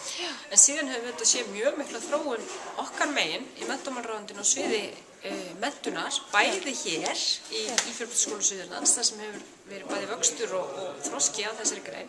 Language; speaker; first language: Icelandic; native; Icelandic